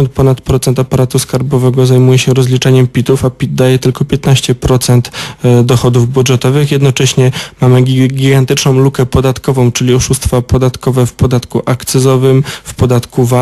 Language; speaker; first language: Polish; native; Polish